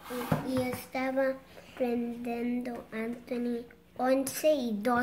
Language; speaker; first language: Spanish; non-native, fluent; English